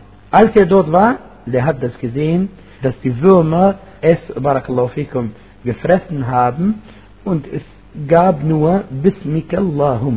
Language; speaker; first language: German; non-native, fluent; Arabic